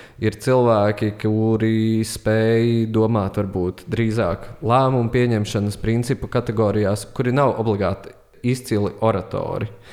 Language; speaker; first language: Latvian; native; Latvian